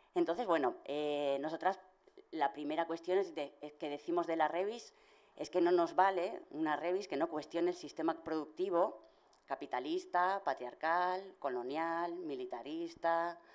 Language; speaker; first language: Spanish; native; Spanish